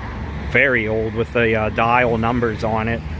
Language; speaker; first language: English; native; English